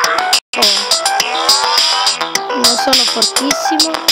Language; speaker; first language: Italian; early bilingual, other home language; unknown